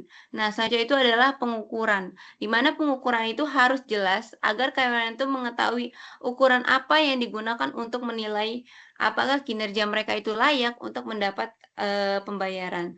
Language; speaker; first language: Indonesian; native; Indonesian